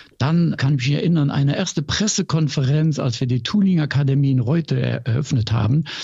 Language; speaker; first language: German; non-native, local second language; Luxembourgish